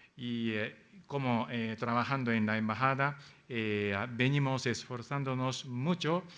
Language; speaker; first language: Spanish; non-native, fluent; Japanese